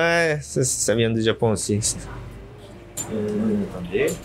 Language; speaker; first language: French; non-native, learner; Japanese